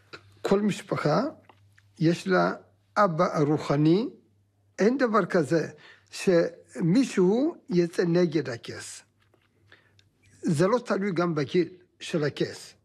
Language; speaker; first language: Hebrew; non-native, fluent; Amharic